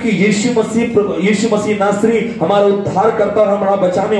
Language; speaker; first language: Hindi; native; Hindi